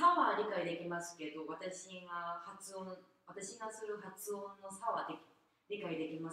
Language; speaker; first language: Japanese; non-native, fluent; Korean